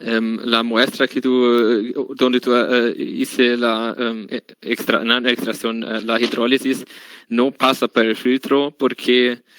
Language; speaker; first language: Spanish; non-native, learner; German